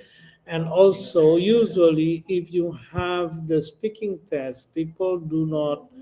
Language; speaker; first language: English; non-native, local second language; Indonesian